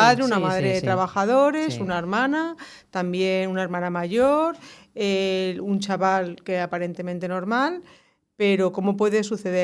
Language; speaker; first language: Spanish; native; Spanish